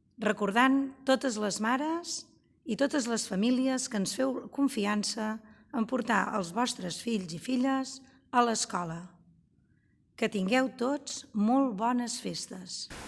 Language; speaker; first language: Catalan; native; Catalan